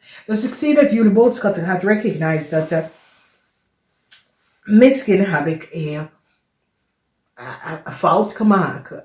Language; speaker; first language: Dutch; non-native, learner; English